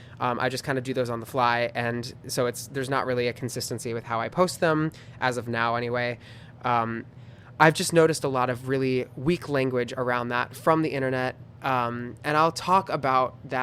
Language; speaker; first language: English; native; English